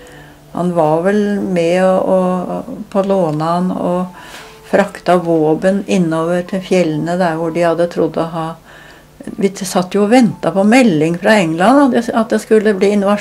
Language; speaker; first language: Norwegian; native; Norwegian